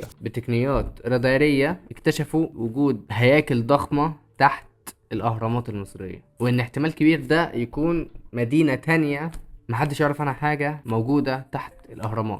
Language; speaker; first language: Arabic; native; Arabic